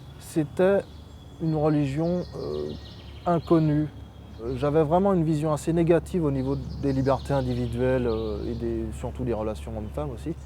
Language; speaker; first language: French; native; French